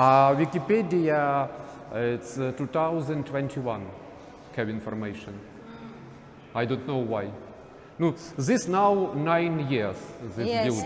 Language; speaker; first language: English; non-native, learner; Ukrainian